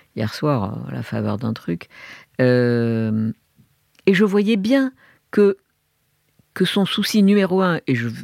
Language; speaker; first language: French; native; French